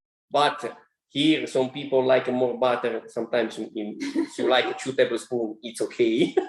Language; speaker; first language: English; non-native, learner; Italian